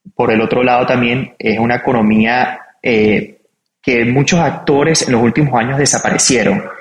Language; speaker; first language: Spanish; native; Spanish